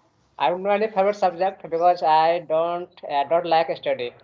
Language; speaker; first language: English; non-native, learner; Hindi